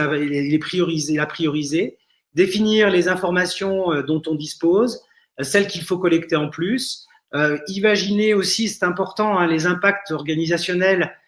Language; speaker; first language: French; native; French